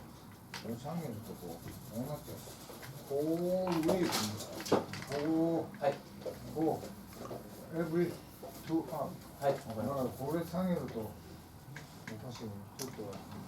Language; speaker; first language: Japanese; native; Japanese